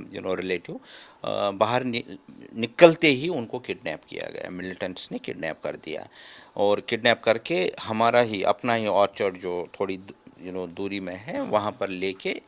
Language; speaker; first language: Hindi; native; Hindi